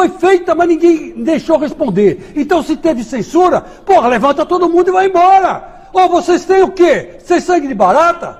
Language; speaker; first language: Portuguese; native; Portuguese